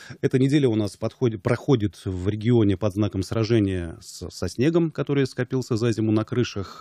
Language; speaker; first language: Russian; native; Russian